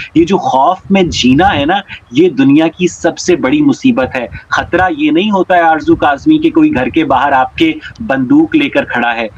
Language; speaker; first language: Urdu; native; Urdu